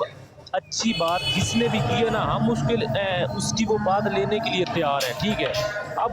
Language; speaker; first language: Hindi; non-native, local second language; Punjabi